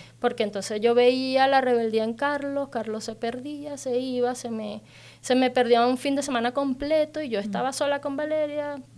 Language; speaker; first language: Spanish; native; Spanish